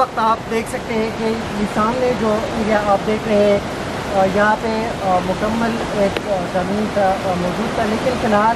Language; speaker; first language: Hindi; non-native, local second language; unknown